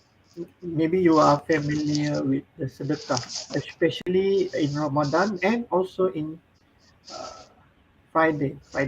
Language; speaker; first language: English; non-native, fluent; Malay